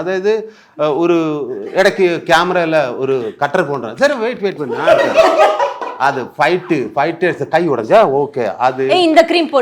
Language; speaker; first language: Tamil; non-native, learner; Malayalam